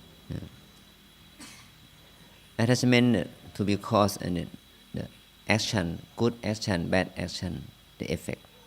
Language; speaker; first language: English; non-native, learner; Thai